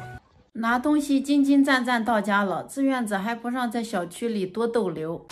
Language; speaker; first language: Chinese; native; Chinese